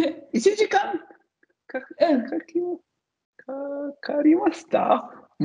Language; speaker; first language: Japanese; non-native, learner; Italian